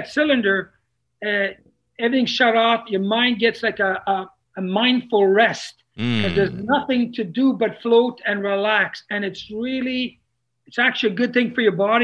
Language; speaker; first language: English; non-native, fluent; Italian